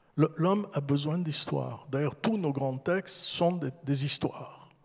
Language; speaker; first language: French; early bilingual, heritage; French